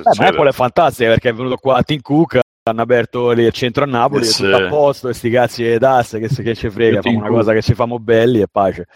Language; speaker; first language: Italian; native; Italian